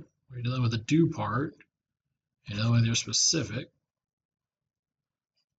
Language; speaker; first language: English; native; English